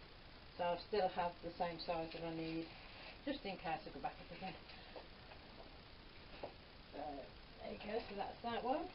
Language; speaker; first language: English; native; English